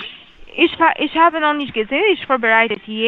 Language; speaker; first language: German; non-native, learner; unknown